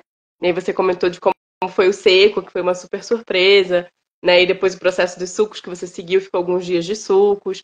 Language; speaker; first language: Portuguese; native; Portuguese